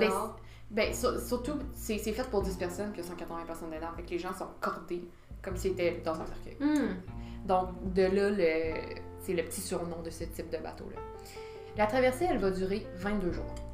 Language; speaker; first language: French; native; French